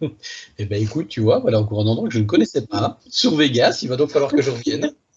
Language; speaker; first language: French; native; French